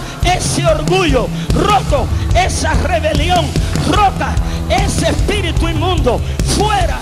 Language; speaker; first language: Spanish; native; Spanish